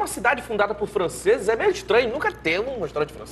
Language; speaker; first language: Portuguese; native; Portuguese